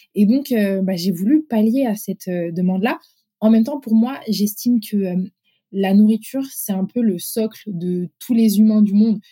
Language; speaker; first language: French; early bilingual, other home language; Arabic